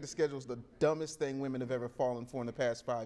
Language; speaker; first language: English; native; English